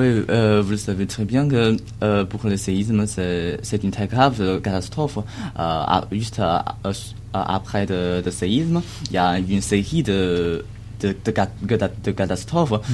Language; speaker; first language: French; non-native, learner; Chinese